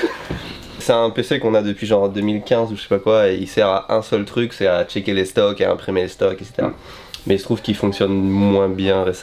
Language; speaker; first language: French; native; French